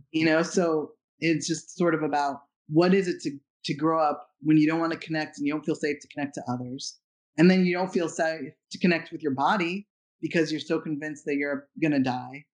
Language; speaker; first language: English; native; English